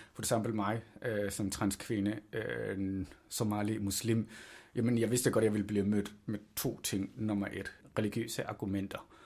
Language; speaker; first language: Danish; early bilingual, other home language; Somali